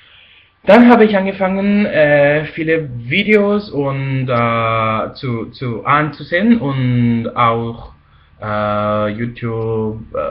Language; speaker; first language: German; non-native, fluent; Spanish